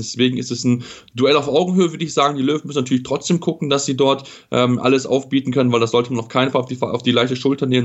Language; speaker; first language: German; native; German